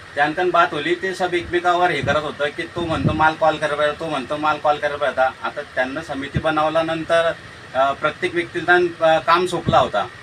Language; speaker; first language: Marathi; non-native, local second language; Bhili